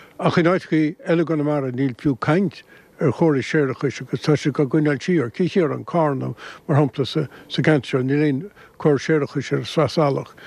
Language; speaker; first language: Irish; native; Irish